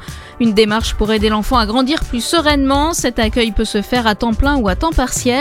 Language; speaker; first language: French; native; French